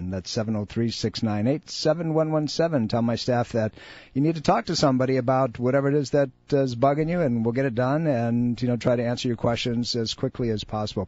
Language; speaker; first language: English; native; English